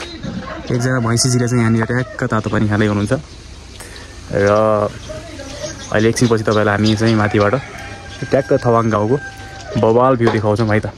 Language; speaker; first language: Nepali; native; Nepali